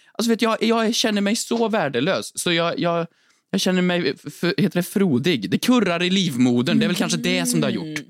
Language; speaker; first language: Swedish; native; Swedish